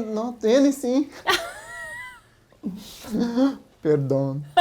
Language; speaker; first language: Spanish; non-native, learner; Portuguese